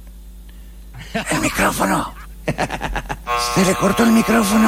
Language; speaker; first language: Spanish; native; Spanish